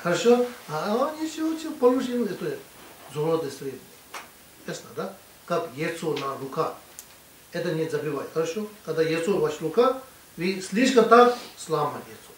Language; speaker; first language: Russian; non-native, learner; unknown